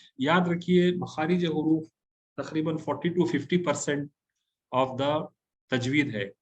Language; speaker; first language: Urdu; native; Urdu